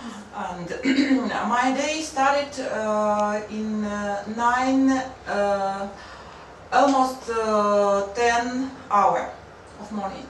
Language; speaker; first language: English; non-native, learner; Russian